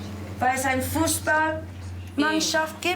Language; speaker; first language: German; non-native, fluent; English